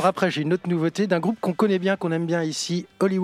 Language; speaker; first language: French; native; French